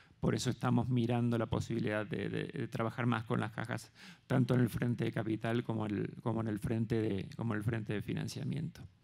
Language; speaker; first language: Spanish; native; Spanish